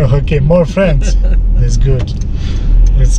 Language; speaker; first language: English; non-native, learner; Turkish